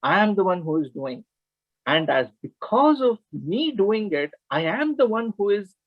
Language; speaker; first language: English; non-native, local second language; Kannada